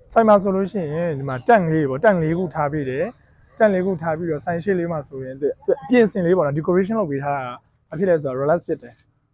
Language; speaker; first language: Burmese; native; Burmese